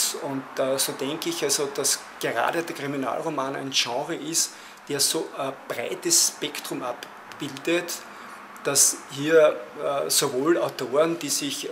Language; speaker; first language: German; native; German